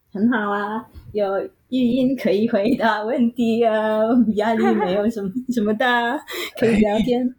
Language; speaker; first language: Chinese; non-native, fluent; Vietnamese